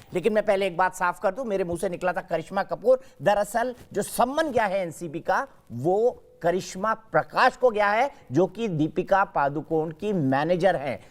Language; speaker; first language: Hindi; native; Hindi